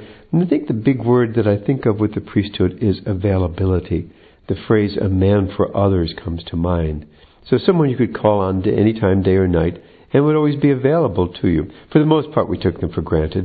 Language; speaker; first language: English; native; English